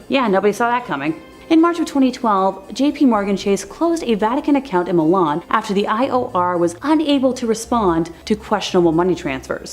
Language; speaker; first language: English; native; English